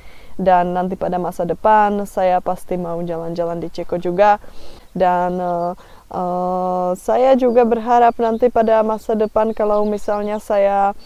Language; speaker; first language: Indonesian; non-native, fluent; Czech